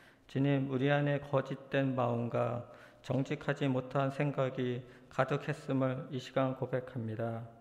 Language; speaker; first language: Korean; native; Korean